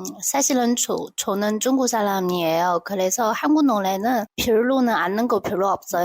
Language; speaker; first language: Korean; non-native, local second language; Chinese